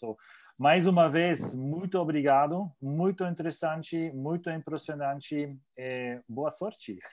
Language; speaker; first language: Portuguese; non-native, learner; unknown